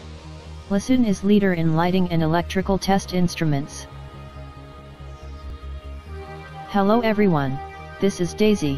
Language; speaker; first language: English; non-native, fluent; Chinese